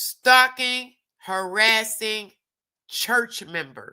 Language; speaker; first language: English; native; English